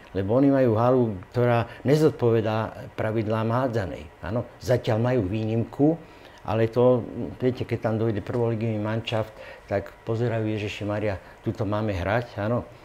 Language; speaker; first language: Slovak; native; Slovak